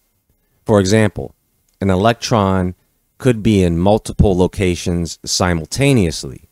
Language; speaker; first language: English; native; English